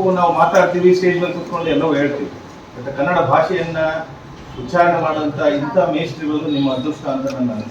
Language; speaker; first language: Kannada; native; Kannada